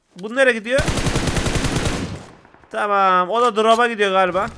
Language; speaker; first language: Turkish; native; Turkish